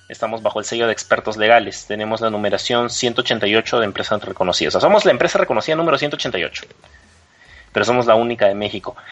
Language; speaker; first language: Spanish; native; Spanish